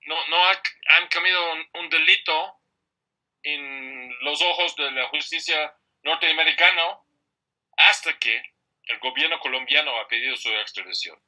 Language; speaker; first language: Spanish; non-native, fluent; English